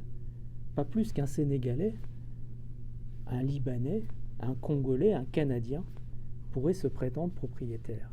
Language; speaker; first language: French; native; French